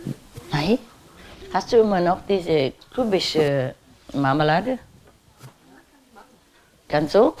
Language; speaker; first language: German; non-native, learner; Vietnamese